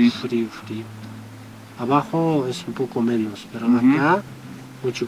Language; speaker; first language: Spanish; non-native, local second language; Quechua